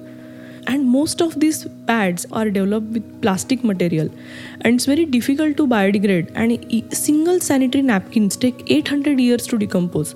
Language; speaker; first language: English; non-native, local second language; Marathi